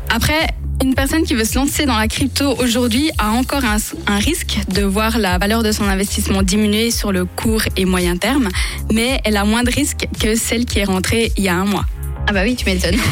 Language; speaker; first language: French; native; French